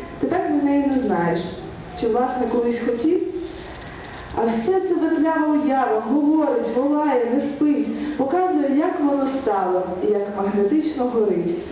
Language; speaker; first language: Ukrainian; native; Ukrainian